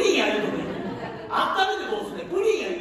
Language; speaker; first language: Japanese; native; Japanese